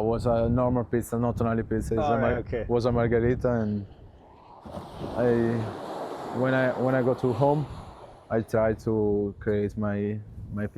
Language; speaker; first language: English; non-native, learner; Italian